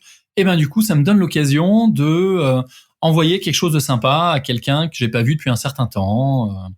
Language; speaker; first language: French; native; French